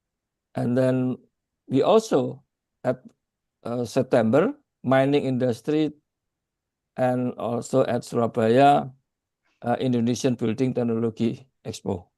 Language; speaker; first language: English; non-native, learner; Indonesian